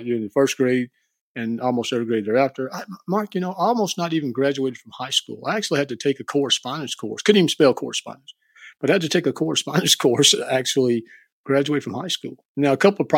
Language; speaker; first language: English; native; English